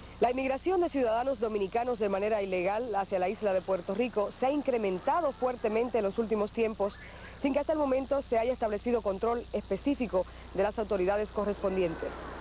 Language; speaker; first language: Spanish; native; Spanish